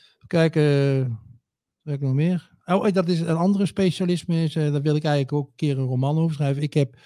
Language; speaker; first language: Dutch; native; Dutch